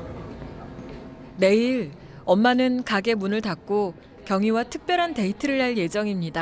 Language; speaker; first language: Korean; native; Korean